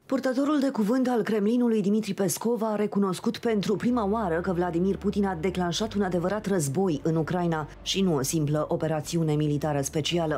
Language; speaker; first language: Romanian; native; Romanian